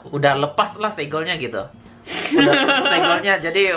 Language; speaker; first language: Indonesian; native; Indonesian